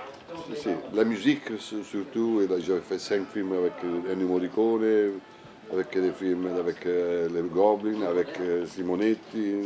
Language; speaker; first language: French; non-native, learner; Italian